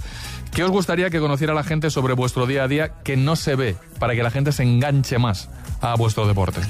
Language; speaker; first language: Spanish; native; Spanish